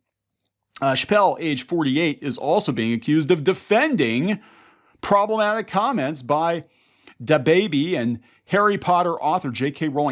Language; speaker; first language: English; native; English